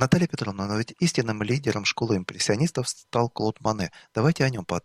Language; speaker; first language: Russian; native; Russian